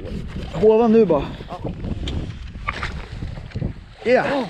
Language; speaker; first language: Swedish; native; Swedish